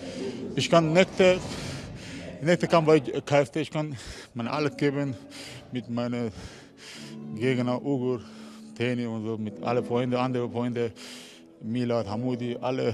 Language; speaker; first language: German; non-native, learner; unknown